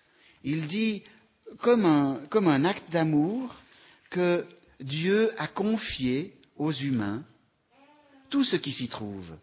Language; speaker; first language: French; native; French